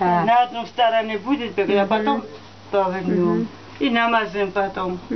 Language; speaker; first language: Russian; non-native, fluent; Georgian